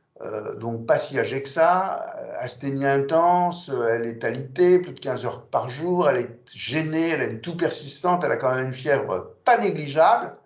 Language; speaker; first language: French; native; French